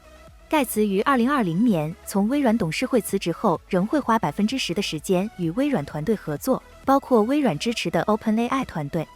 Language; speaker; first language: Chinese; native; Chinese